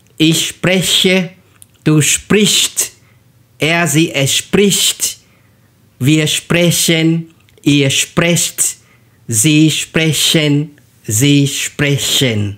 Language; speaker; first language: German; non-native, fluent; Khmer